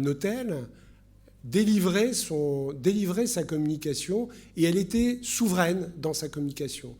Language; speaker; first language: French; native; French